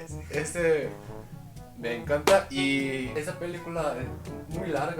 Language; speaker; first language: Spanish; non-native, fluent; Korean